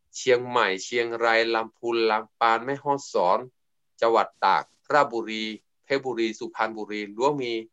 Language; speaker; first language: Thai; non-native, local second language; S'gaw Karen